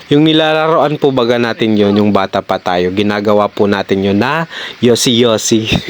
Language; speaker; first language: Filipino; non-native, local second language; Bikol